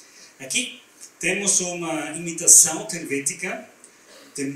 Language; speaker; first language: Portuguese; non-native, learner; German